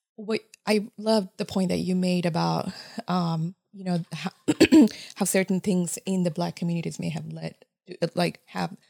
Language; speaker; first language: English; non-native, fluent; Japanese